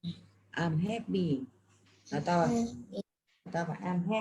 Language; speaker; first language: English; non-native, learner; Vietnamese